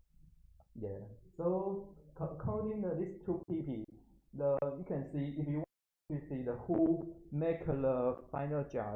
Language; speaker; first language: English; non-native, learner; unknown